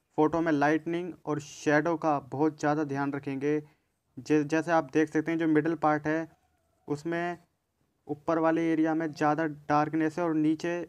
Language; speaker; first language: Hindi; native; Hindi